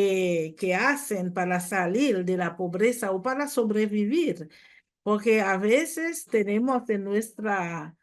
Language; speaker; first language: Spanish; non-native, fluent; Haitian Creole